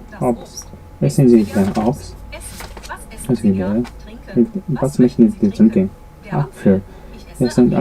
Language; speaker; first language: German; non-native, learner; Japanese